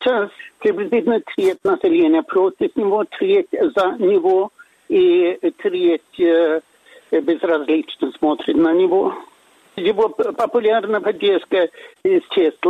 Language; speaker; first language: Russian; non-native, fluent; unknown